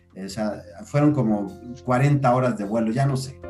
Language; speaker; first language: Spanish; native; Spanish